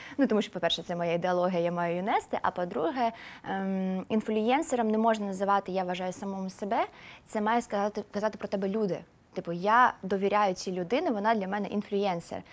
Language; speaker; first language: Ukrainian; non-native, local second language; Russian